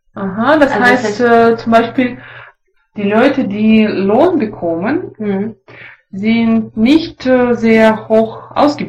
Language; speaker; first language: German; non-native, learner; Russian